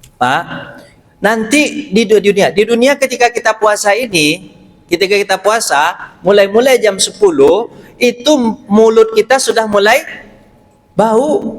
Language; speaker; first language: Indonesian; non-native, local second language; Minangkabau